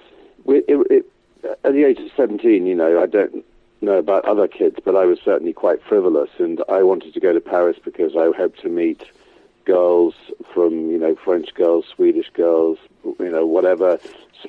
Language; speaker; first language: English; native; English